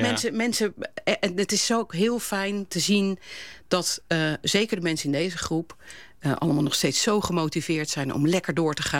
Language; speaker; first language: Dutch; native; Dutch